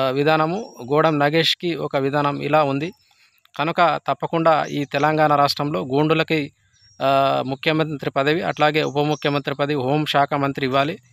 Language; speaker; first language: Telugu; non-native, local second language; Gondi